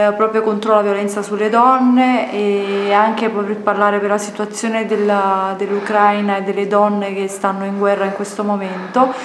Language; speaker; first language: Italian; native; Italian